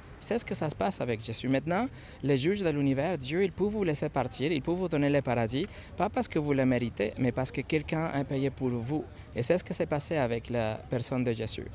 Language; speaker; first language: French; non-native, fluent; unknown